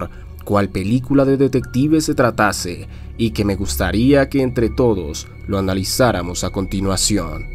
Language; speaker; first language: Spanish; native; Spanish